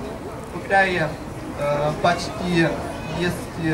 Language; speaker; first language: Russian; non-native, fluent; Chinese